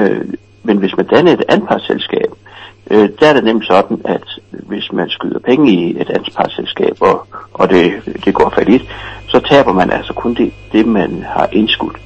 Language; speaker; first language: Danish; native; Danish